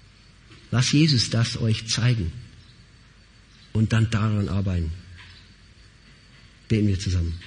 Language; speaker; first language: German; non-native, fluent; English